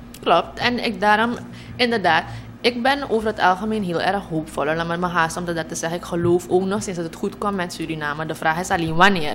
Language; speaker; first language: Dutch; native; Dutch